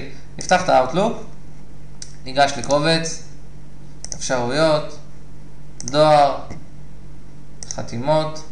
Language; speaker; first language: Hebrew; native; Hebrew